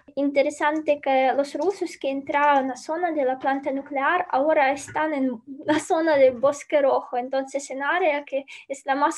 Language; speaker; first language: Spanish; non-native, fluent; Ukrainian